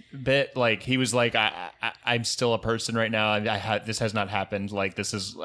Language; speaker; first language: English; native; English